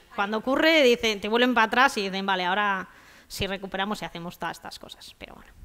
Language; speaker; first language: Spanish; native; Spanish